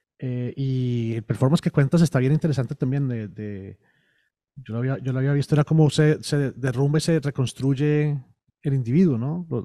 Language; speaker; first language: Spanish; native; Spanish